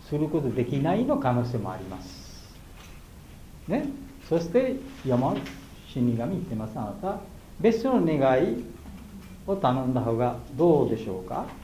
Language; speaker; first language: Japanese; non-native, learner; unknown